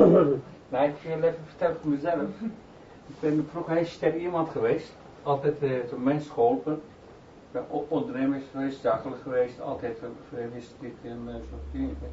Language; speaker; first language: Dutch; non-native, learner; Turkish